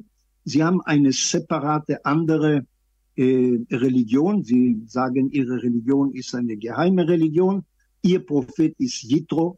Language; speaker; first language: German; non-native, fluent; Hebrew